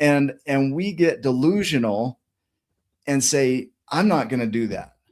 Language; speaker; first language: English; native; English